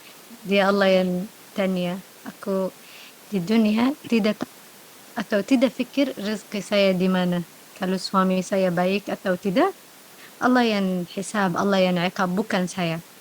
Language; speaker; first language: Indonesian; non-native, learner; Arabic